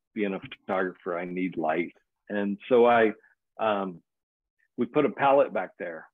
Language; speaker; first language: English; native; English